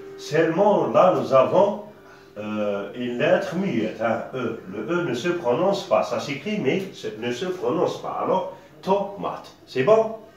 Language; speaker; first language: French; non-native, local second language; Arabic